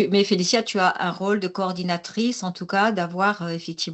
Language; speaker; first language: French; native; French